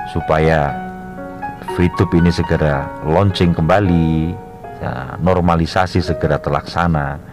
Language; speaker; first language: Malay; non-native, local second language; Javanese